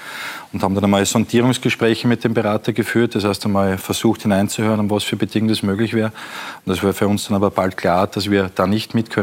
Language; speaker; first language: German; native; German